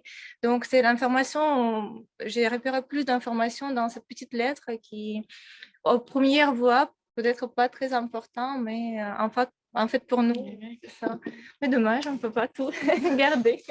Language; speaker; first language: French; non-native, fluent; Russian